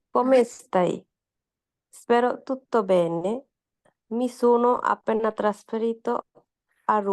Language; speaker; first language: Italian; non-native, learner; Bangla